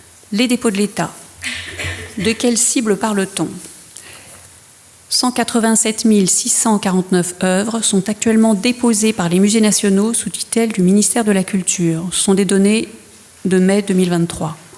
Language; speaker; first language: French; native; French